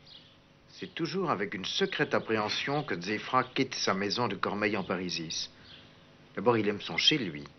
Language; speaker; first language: French; native; French